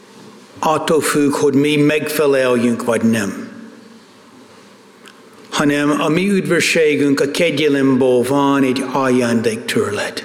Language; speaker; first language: Hungarian; non-native, fluent; English